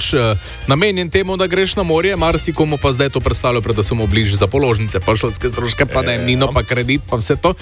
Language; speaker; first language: Slovenian; native; Slovenian